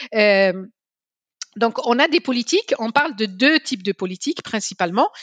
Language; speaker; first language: French; non-native, local second language; Arabic